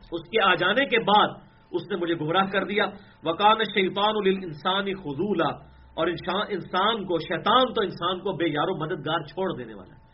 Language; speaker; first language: Urdu; non-native, local second language; Punjabi